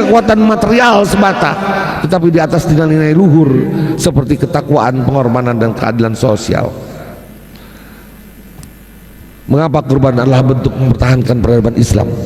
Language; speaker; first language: Indonesian; native; Indonesian